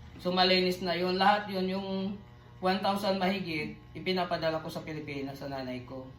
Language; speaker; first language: Filipino; non-native, local second language; Cebuano